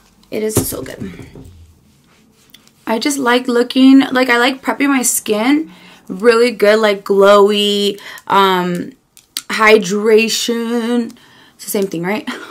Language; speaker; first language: English; early bilingual, other home language; Spanish